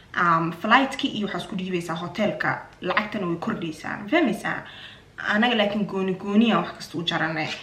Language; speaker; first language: Somali; early bilingual, heritage; Somali